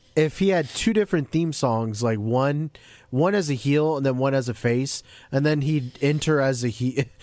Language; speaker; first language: English; native; English